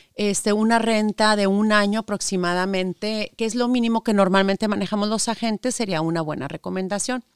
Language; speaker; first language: Spanish; native; Spanish